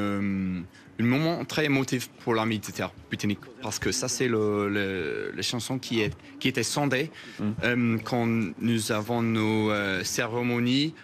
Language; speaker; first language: French; non-native, fluent; English